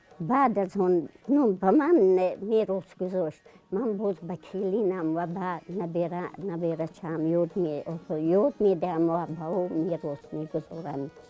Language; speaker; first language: Tajik; non-native, local second language; Shughni